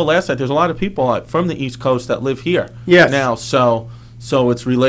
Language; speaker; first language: English; native; English